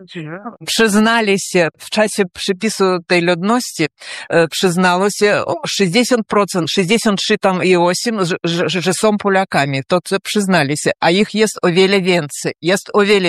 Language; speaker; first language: Polish; early bilingual, heritage; Polish